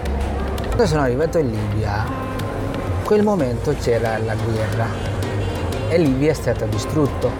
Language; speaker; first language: Italian; non-native, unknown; Bangla